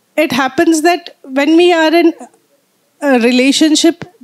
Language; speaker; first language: English; non-native, local second language; Marathi